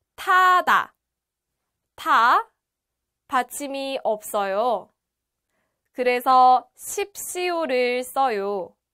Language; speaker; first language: Korean; native; Korean